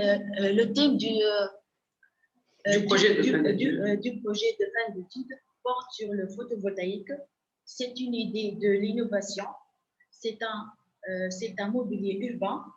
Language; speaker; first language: French; non-native, local second language; Arabic